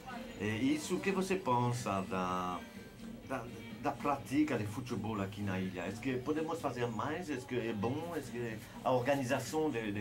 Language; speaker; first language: Portuguese; non-native, learner; French